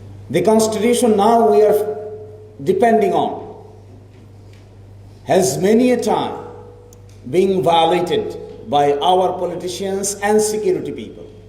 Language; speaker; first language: English; non-native, local second language; Bangla